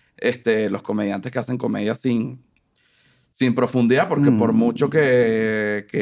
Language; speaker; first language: Spanish; native; Spanish